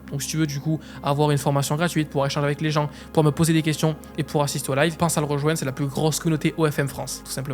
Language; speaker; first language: French; native; French